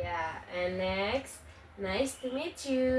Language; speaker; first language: English; non-native, learner; Indonesian